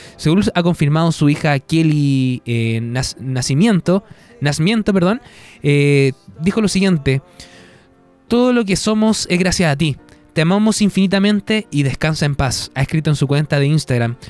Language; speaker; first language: Spanish; native; Spanish